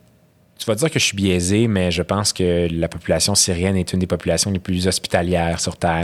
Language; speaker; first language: French; native; French